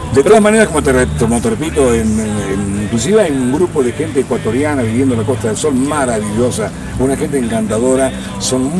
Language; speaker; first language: Spanish; native; Spanish